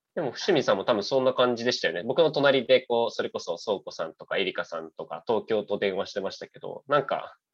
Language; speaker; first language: Japanese; native; Japanese